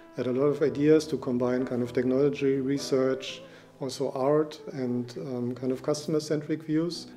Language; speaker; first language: English; non-native, fluent; German